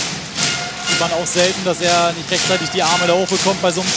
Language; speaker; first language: German; native; German